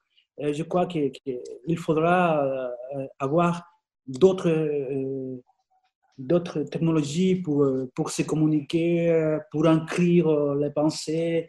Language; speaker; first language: French; non-native, fluent; Spanish